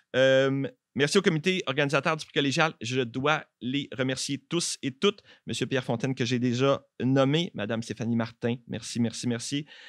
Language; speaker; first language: French; native; French